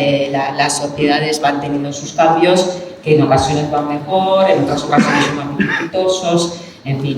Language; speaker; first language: Spanish; native; Spanish